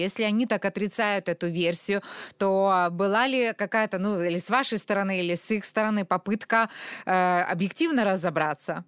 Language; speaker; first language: Russian; native; Russian